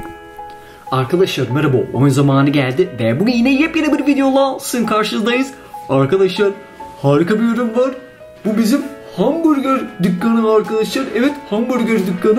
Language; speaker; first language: Turkish; non-native, fluent; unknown